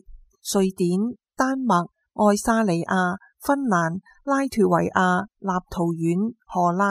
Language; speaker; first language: Chinese; non-native, local second language; Cantonese